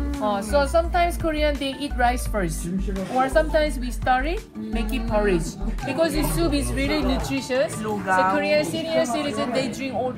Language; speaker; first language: English; non-native, fluent; Korean